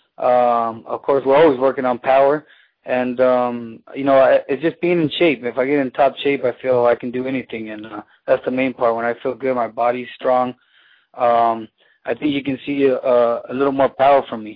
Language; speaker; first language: English; early bilingual, other home language; Spanish